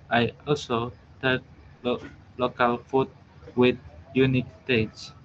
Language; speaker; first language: English; non-native, learner; Indonesian